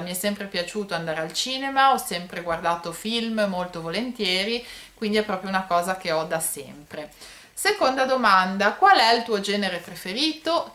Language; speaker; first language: Italian; native; Italian